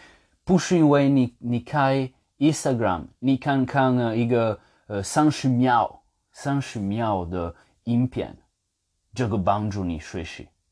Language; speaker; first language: Chinese; non-native, fluent; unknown